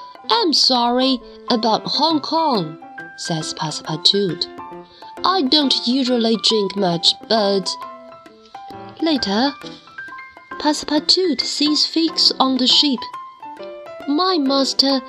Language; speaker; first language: English; non-native, fluent; Chinese